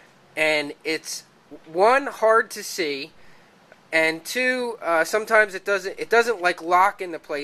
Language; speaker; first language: English; native; English